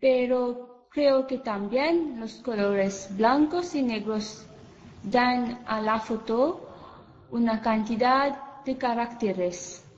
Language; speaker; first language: Spanish; non-native, learner; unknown